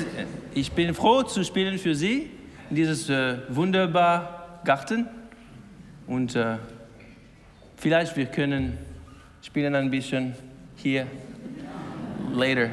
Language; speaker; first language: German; non-native, learner; English